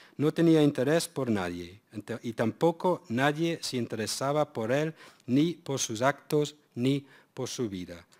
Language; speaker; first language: Spanish; non-native, fluent; English